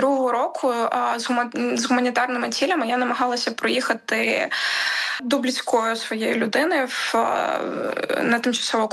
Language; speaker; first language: Ukrainian; native; Ukrainian